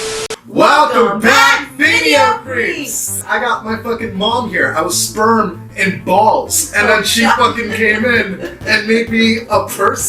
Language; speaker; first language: English; native; English